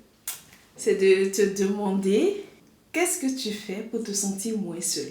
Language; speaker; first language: French; native; French